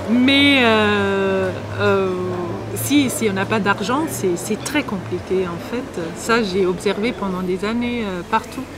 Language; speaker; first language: French; non-native, fluent; German